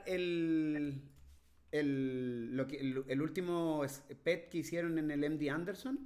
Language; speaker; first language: Spanish; native; Spanish